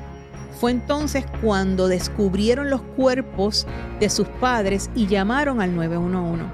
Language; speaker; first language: Spanish; native; Spanish